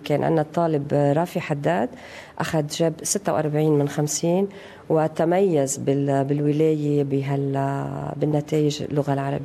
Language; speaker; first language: Arabic; native; Arabic